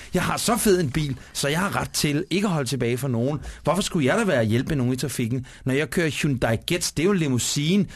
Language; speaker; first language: Danish; native; Danish